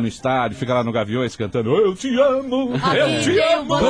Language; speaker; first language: Portuguese; native; Portuguese